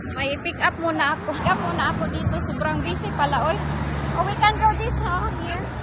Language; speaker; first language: Filipino; non-native, local second language; Cebuano